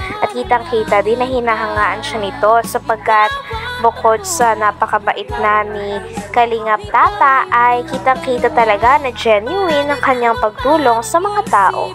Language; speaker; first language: Filipino; native; Filipino